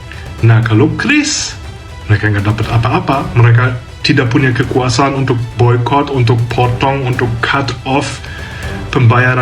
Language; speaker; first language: Indonesian; non-native, fluent; German